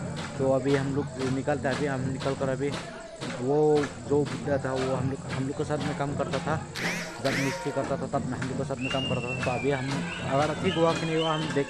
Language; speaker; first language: Hindi; non-native, local second language; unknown